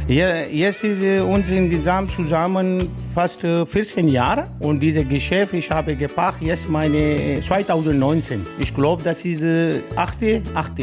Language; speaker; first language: German; non-native, learner; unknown